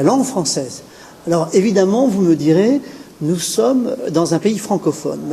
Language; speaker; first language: French; native; French